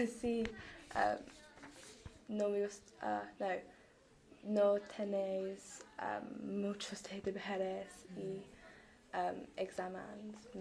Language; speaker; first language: Spanish; non-native, learner; English